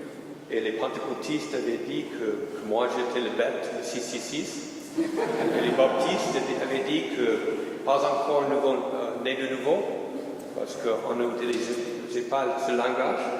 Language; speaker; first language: French; non-native, fluent; English